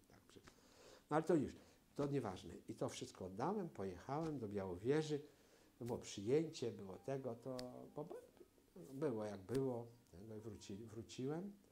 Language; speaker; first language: Polish; native; Polish